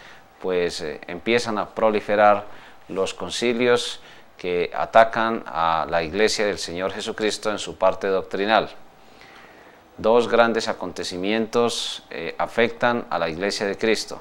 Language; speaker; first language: Spanish; native; Spanish